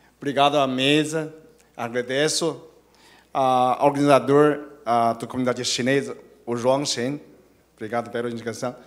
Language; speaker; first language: Portuguese; non-native, fluent; Chinese